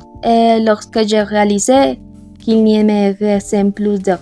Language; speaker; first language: French; non-native, learner; Spanish